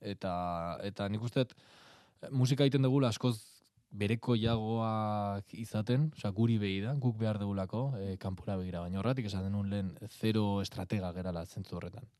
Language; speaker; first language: Basque; native; Basque